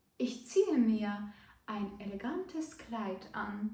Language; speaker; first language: German; non-native, fluent; Ukrainian